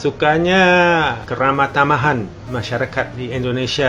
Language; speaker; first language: Indonesian; non-native, fluent; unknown